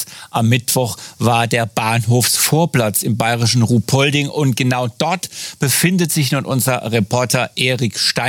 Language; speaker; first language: German; native; German